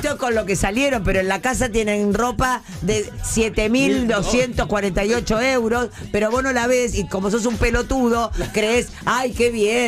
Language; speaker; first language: Spanish; native; Spanish